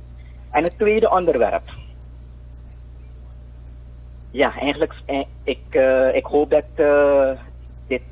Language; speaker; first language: Dutch; native; Dutch